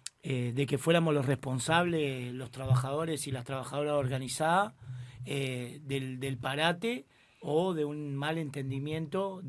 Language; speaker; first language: Spanish; native; Spanish